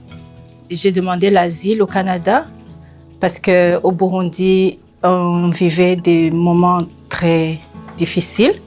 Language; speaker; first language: French; non-native, local second language; Rundi